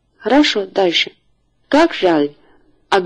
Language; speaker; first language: Russian; non-native, fluent; Chinese